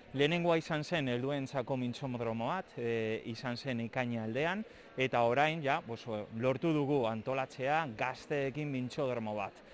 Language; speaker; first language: Basque; non-native, local second language; Spanish